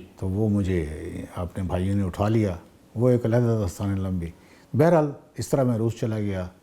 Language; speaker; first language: Urdu; native; Urdu